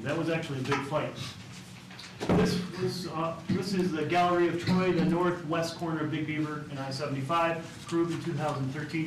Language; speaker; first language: English; native; English